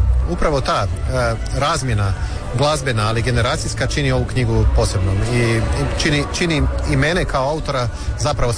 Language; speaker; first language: Serbian; native; Serbian